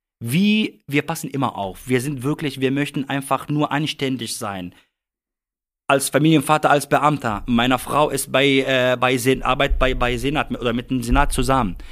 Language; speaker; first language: German; non-native, fluent; Arabic